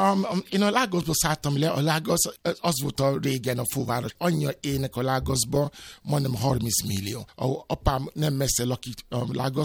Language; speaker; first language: Hungarian; non-native, learner; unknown